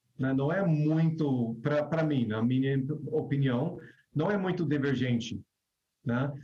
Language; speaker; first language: Portuguese; non-native, fluent; English